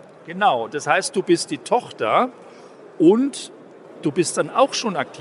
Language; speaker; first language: German; native; German